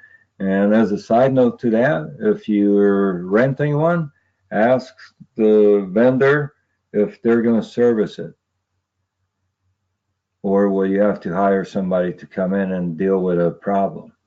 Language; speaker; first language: English; native; English